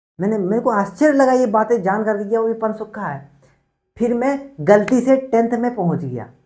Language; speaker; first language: Hindi; native; Hindi